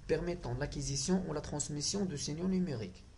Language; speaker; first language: French; non-native, local second language; Arabic